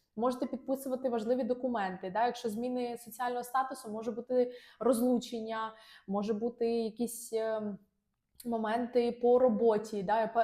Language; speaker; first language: Ukrainian; non-native, local second language; Russian